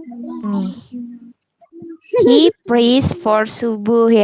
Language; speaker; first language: English; non-native, fluent; Indonesian